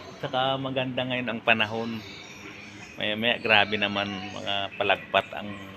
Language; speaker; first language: Filipino; non-native, local second language; Hiligaynon